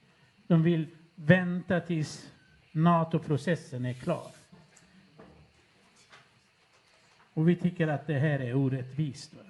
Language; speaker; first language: Swedish; non-native, fluent; Kurdish